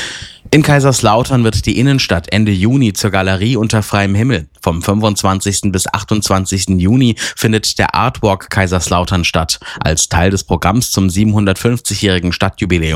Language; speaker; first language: German; native; German